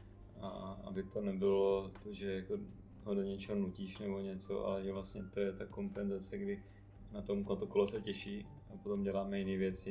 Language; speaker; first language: Czech; native; Czech